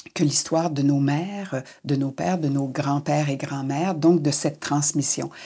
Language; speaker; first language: French; native; French